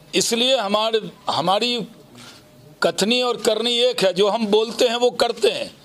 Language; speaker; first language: Hindi; native; Hindi